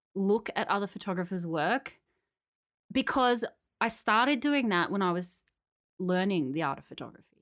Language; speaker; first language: English; native; English